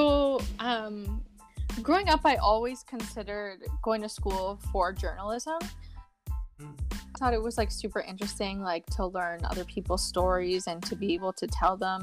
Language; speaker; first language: English; native; English